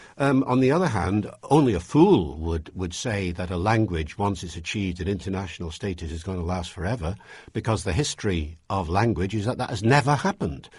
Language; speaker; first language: English; native; English